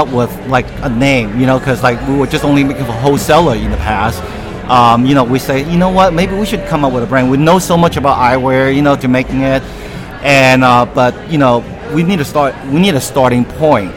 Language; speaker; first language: English; non-native, local second language; Cantonese